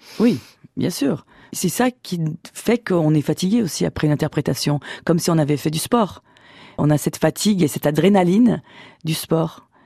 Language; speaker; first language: French; early bilingual, other home language; Portuguese